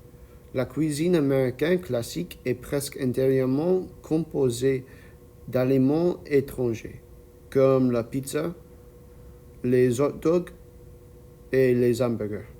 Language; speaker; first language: French; non-native, learner; English